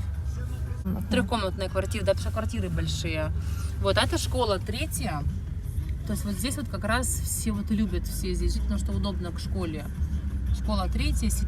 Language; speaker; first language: Russian; native; Russian